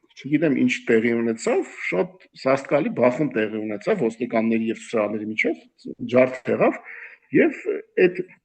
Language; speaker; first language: Armenian; native; Armenian